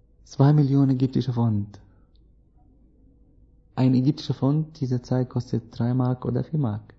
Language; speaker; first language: German; non-native, learner; Arabic